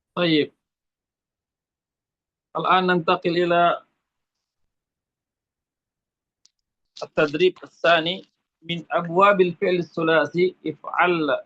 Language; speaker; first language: Arabic; non-native, fluent; Indonesian